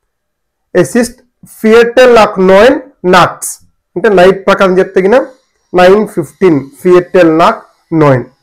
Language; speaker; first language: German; non-native, fluent; Telugu